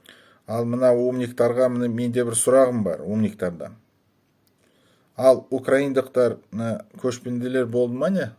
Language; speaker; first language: Kazakh; non-native, local second language; Russian